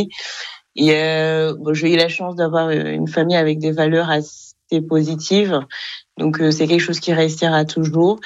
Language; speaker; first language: French; non-native, local second language; Kinyarwanda